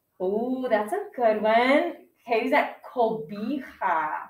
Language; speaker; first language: English; native; English